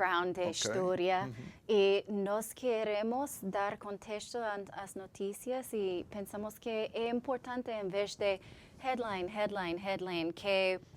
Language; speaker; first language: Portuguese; non-native, learner; English